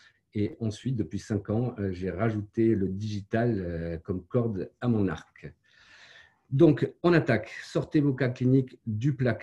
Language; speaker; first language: French; native; French